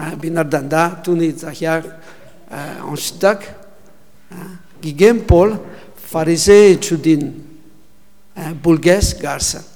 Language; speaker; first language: Mongolian; non-native, learner; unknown